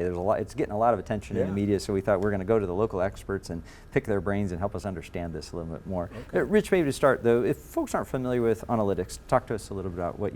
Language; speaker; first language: English; native; English